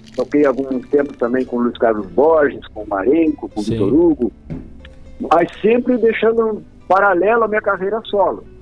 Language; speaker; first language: Portuguese; native; Portuguese